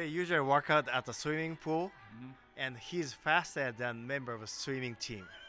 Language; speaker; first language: English; non-native, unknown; Japanese